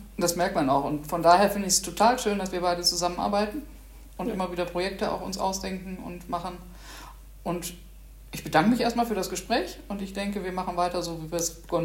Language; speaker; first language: German; native; German